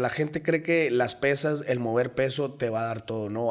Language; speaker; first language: Spanish; native; Spanish